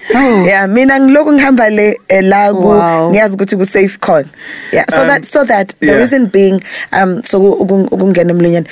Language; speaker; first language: English; non-native, local second language; Zulu